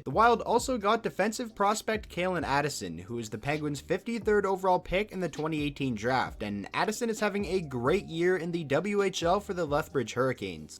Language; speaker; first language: English; native; English